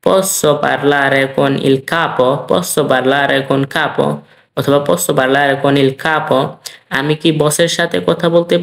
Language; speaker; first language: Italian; non-native, fluent; Bangla